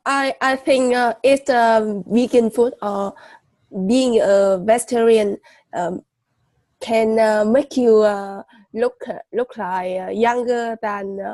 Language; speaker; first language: English; non-native, learner; Vietnamese